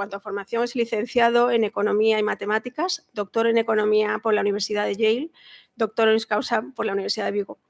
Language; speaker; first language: Spanish; native; Spanish